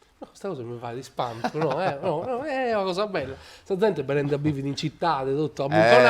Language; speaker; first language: Italian; native; Italian